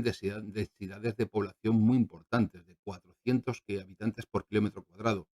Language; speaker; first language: Spanish; native; Spanish